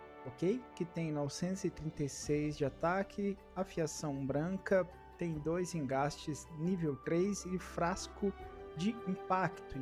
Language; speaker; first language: Portuguese; native; Portuguese